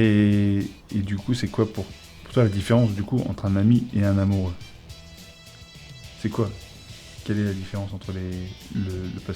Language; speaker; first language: French; native; French